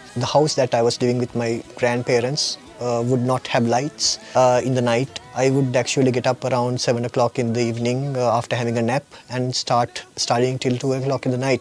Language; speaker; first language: English; non-native, local second language; Sinhala